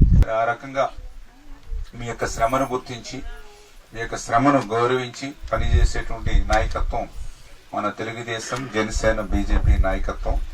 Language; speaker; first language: Telugu; native; Telugu